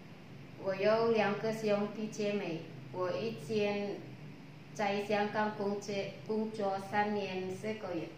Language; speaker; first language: Chinese; non-native, learner; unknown